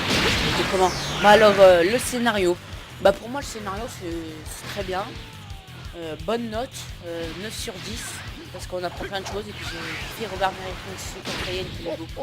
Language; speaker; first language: French; native; French